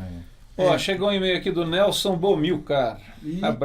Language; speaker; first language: Portuguese; native; Portuguese